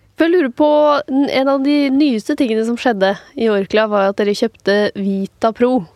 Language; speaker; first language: Norwegian; native; Norwegian